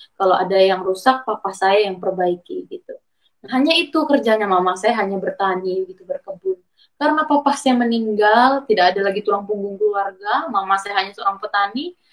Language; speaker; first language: Indonesian; native; Indonesian